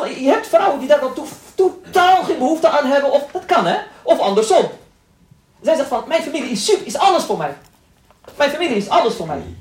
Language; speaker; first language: Dutch; early bilingual, other home language; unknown